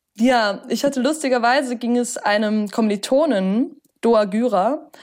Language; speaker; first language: German; native; German